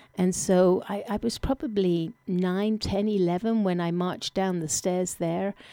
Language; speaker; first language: English; native; English